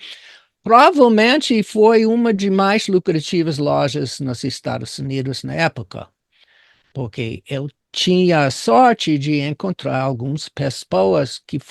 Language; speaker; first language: Portuguese; non-native, fluent; English